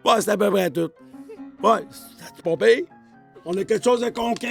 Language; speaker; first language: French; native; French